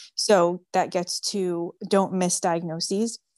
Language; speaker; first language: English; early bilingual, other home language; French